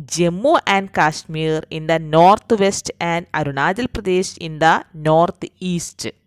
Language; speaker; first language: English; non-native, local second language; Malayalam